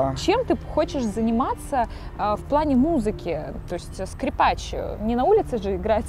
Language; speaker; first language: Russian; native; Russian